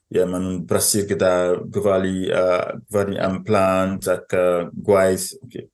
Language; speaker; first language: Welsh; non-native, fluent; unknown